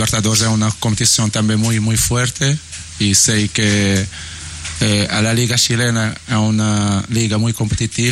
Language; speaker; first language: Spanish; non-native, learner; Portuguese